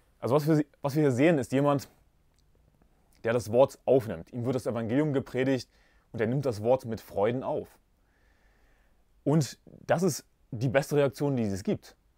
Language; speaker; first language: German; native; German